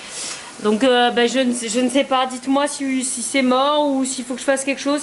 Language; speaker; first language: French; native; French